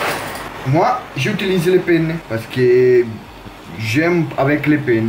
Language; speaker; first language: French; non-native, learner; Italian